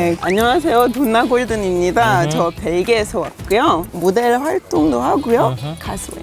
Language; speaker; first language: Korean; non-native, fluent; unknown